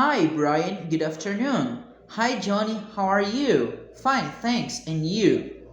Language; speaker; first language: English; non-native, learner; Portuguese